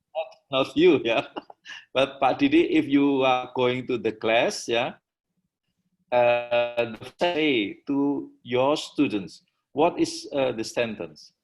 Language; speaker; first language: English; non-native, learner; Indonesian